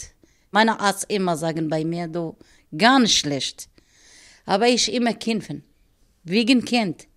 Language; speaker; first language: German; non-native, learner; Arabic